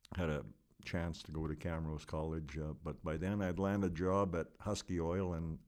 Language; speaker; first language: English; non-native, fluent; Ukrainian